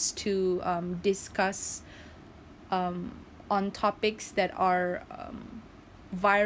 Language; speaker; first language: English; non-native, local second language; Malay